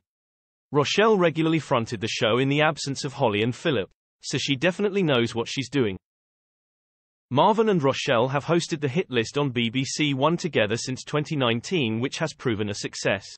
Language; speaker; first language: English; native; English